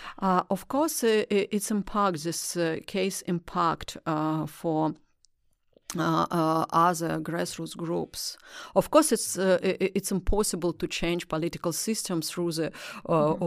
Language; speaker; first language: English; non-native, learner; Russian